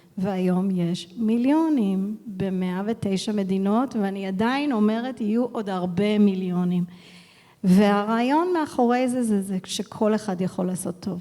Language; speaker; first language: Hebrew; early bilingual, heritage; English